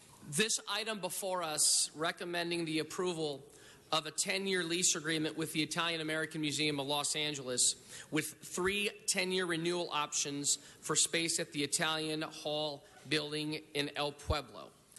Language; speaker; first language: English; early bilingual, other home language; Italian